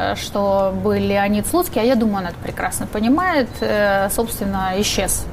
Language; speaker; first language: Russian; native; Russian